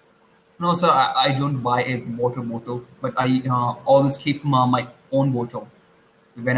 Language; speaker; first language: English; non-native, learner; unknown